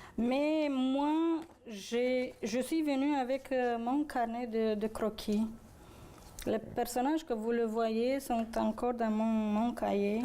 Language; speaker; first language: French; non-native, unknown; Romanian